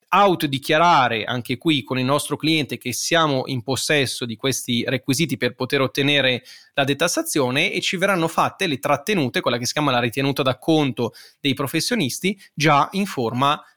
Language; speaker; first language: Italian; native; Italian